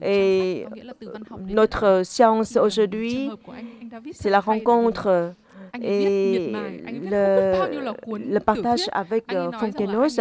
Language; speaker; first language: French; non-native, fluent; Vietnamese